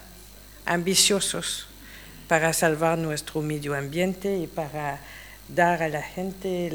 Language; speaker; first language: Spanish; non-native, fluent; English